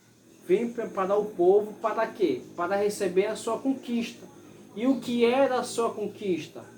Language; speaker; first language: Portuguese; native; Portuguese